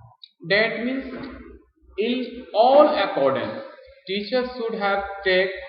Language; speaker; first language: English; non-native, local second language; Hindi